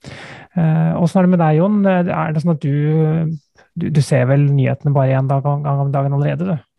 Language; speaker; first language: Norwegian; native; Norwegian